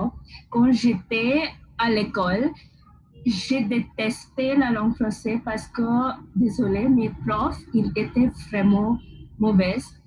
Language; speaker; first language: French; non-native, learner; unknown